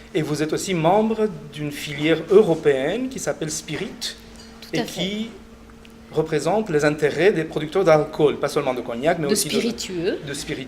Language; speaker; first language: French; non-native, fluent; Romanian